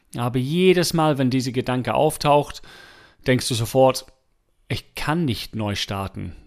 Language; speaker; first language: German; non-native, fluent; English